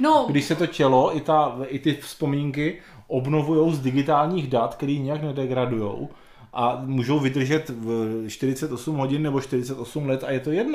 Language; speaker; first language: Czech; native; Czech